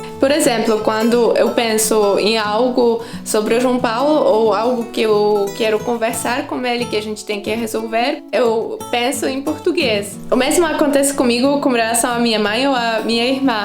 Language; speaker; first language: Portuguese; non-native, fluent; Polish